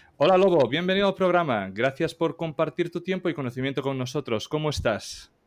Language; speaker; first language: Spanish; native; Spanish